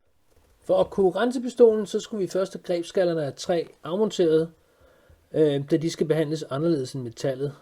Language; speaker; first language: Danish; native; Danish